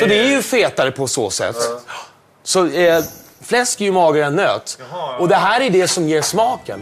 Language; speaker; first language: Swedish; native; Swedish